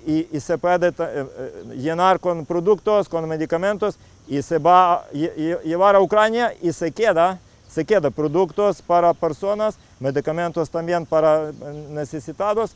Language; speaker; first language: Spanish; non-native, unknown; Ukrainian